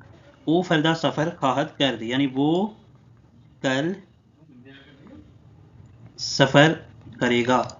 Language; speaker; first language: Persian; non-native, fluent; Urdu